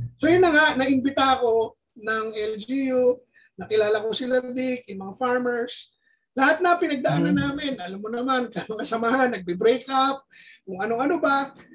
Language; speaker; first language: Filipino; native; Filipino